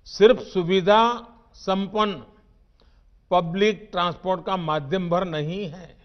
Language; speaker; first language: Hindi; non-native, local second language; Gujarati